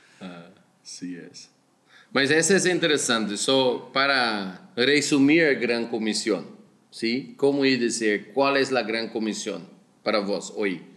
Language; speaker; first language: Spanish; non-native, learner; Dutch